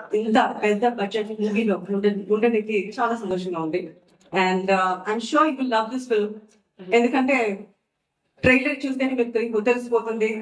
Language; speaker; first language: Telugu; non-native, fluent; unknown